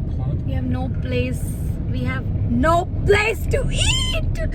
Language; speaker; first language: English; non-native, local second language; Hindi